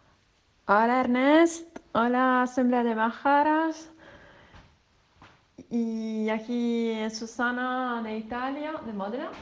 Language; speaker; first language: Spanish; non-native, fluent; Italian